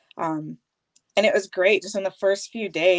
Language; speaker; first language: English; native; English